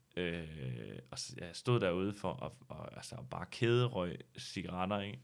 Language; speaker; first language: Danish; native; Danish